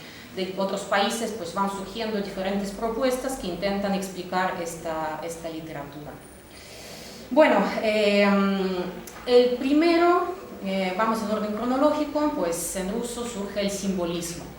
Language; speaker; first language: Spanish; non-native, fluent; Russian